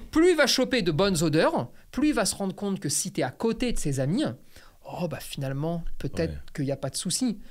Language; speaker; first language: French; native; French